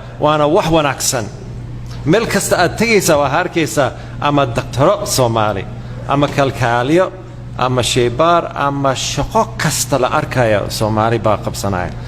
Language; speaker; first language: Somali; non-native, fluent; English